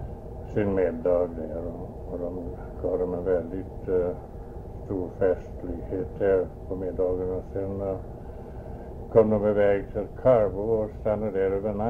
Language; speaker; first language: Swedish; early bilingual, heritage; Swedish